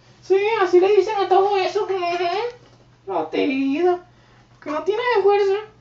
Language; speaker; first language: Spanish; native; Spanish